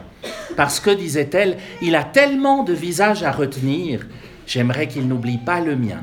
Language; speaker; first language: French; native; French